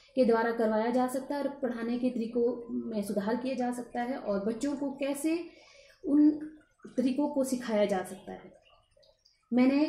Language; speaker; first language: Hindi; native; Hindi